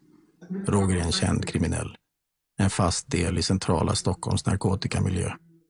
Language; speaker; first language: Swedish; native; Swedish